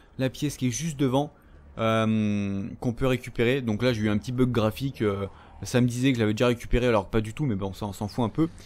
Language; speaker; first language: French; native; French